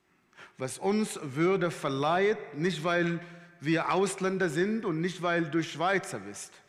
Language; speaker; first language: German; non-native, fluent; Arabic